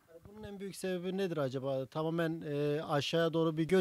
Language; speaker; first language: Turkish; native; Turkish